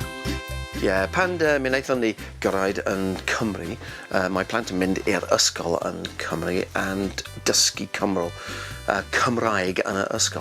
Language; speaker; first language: Welsh; non-native, learner; English